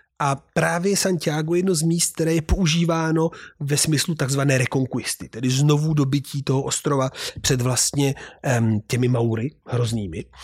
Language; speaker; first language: Czech; non-native, fluent; Italian